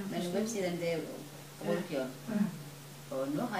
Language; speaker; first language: Danish; non-native, learner; Somali